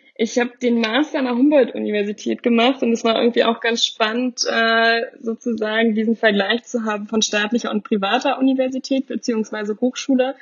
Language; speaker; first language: German; native; German